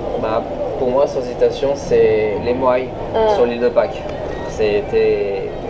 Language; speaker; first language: French; native; French